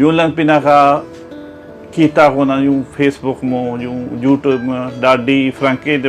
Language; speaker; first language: Filipino; non-native, learner; Punjabi